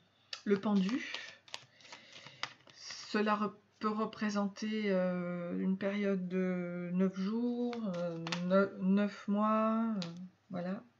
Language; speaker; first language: French; native; French